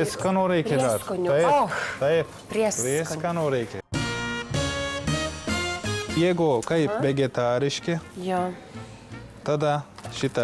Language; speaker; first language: Lithuanian; non-native, learner; Turkish